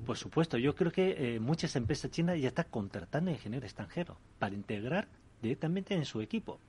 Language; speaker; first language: Spanish; early bilingual, other home language; Chinese